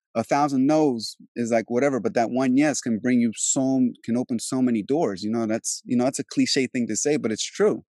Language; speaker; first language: English; early bilingual, other home language; Albanian